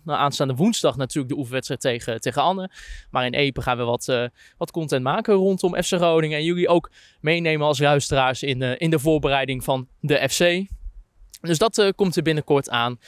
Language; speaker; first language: Dutch; native; Dutch